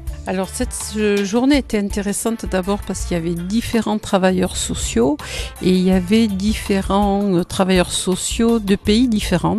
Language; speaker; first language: French; native; French